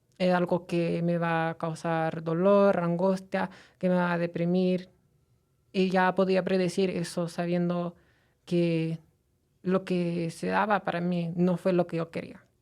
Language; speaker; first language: Spanish; non-native, fluent; English